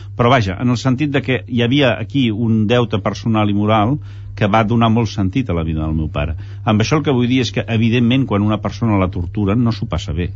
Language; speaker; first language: Catalan; early bilingual, heritage; Catalan